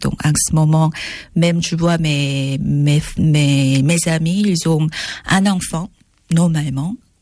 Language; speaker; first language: French; non-native, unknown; Korean